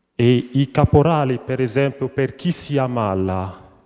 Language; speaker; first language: Italian; non-native, fluent; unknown